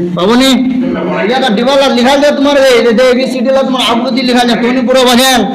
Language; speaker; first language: Hindi; non-native, local second language; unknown